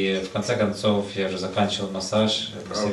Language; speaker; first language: Russian; native; Russian